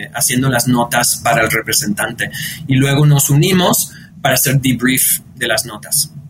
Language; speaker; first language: Spanish; early bilingual, heritage; Spanish